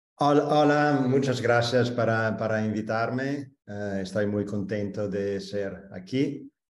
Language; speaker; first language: Spanish; non-native, fluent; Italian